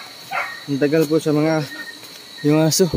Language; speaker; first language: Filipino; native; Filipino